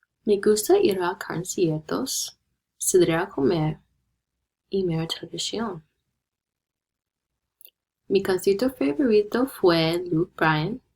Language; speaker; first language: Spanish; non-native, learner; English